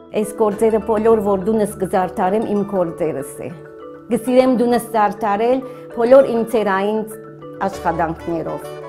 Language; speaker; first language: Armenian; early bilingual, heritage; Armenian